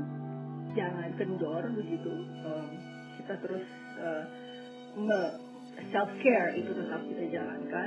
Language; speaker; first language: Indonesian; native; Indonesian